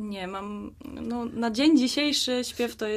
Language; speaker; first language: Polish; native; Polish